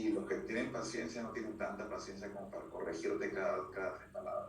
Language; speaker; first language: Spanish; early bilingual, heritage; Spanish